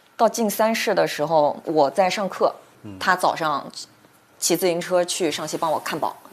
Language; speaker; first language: Chinese; native; Chinese